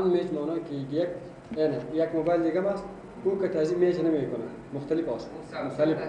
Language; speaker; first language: Persian; non-native, local second language; Pashto